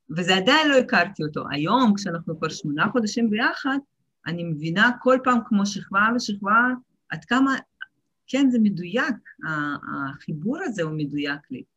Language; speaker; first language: Hebrew; early bilingual, other home language; Russian